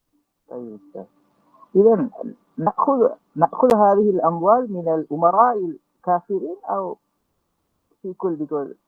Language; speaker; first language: Arabic; non-native, learner; Malay